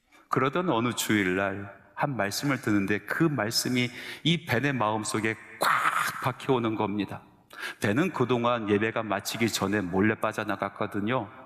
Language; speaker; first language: Korean; native; Korean